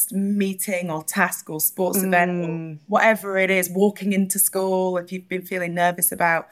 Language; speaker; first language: English; native; English